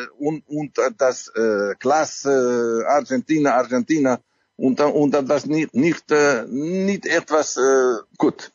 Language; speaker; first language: German; non-native, learner; Dutch